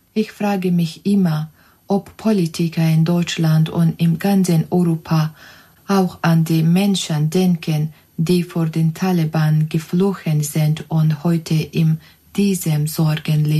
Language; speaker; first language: German; non-native, fluent; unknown